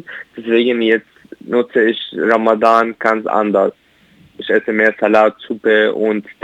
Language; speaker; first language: German; non-native, learner; Arabic